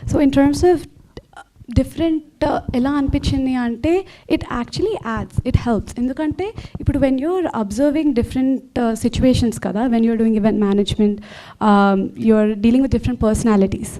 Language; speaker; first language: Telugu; early bilingual, heritage; Telugu